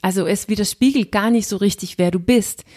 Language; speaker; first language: German; non-native, fluent; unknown